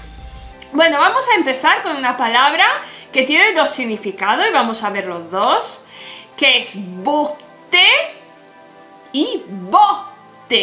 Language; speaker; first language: Spanish; non-native, fluent; Italian